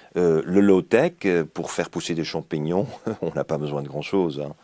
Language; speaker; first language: French; native; French